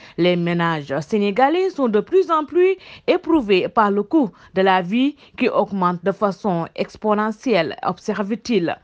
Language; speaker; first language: French; non-native, local second language; Wolof